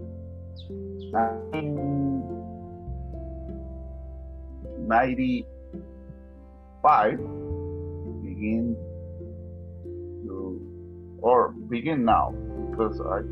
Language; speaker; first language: English; non-native, learner; Spanish